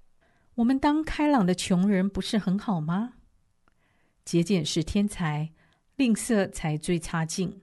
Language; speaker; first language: Chinese; native; Chinese